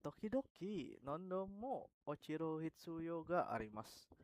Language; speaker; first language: Japanese; non-native, learner; Indonesian